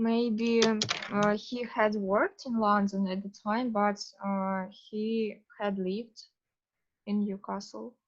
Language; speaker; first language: English; non-native, fluent; Russian